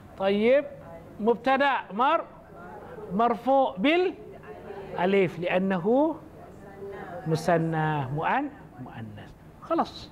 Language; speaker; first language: Arabic; non-native, fluent; Malay